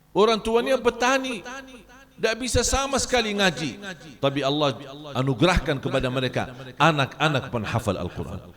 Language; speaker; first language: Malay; non-native, fluent; Arabic